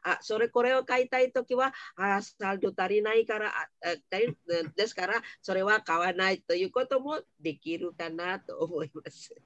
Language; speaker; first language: Japanese; non-native, learner; Indonesian